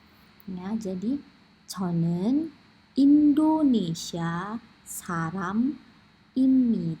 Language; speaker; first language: Korean; non-native, fluent; Indonesian